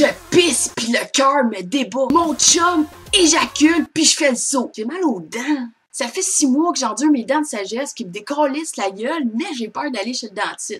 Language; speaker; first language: French; native; French